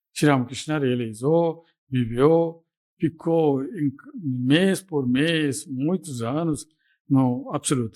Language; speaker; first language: Portuguese; non-native, fluent; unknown